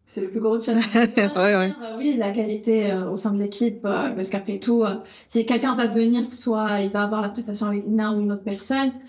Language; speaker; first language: French; native; French